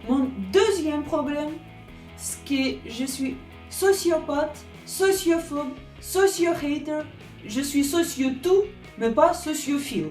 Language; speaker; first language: French; non-native, fluent; Ukrainian